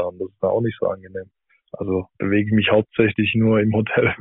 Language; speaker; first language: German; native; German